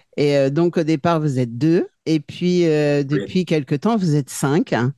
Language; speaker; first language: French; native; French